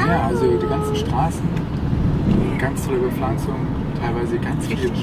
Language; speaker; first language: German; native; German